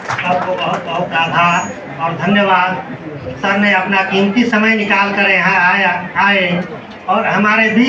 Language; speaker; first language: Hindi; native; Hindi